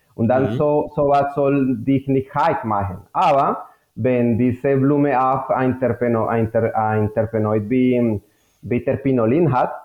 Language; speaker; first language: German; non-native, fluent; Spanish